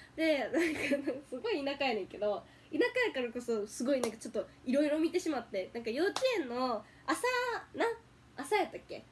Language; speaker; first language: Japanese; native; Japanese